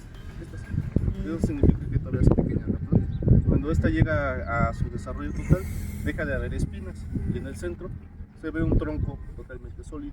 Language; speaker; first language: Spanish; native; Spanish